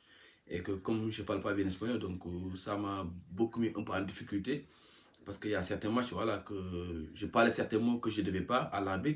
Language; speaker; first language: French; non-native, local second language; Wolof